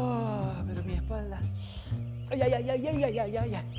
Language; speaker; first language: Spanish; native; Spanish